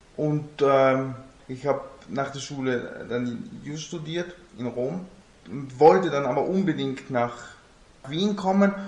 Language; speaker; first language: German; non-native, fluent; Italian